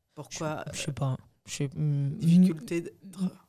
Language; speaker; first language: French; native; French